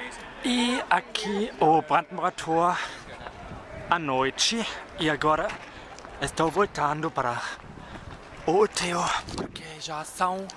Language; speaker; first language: Portuguese; non-native, fluent; German